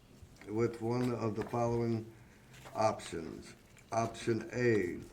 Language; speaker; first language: English; native; English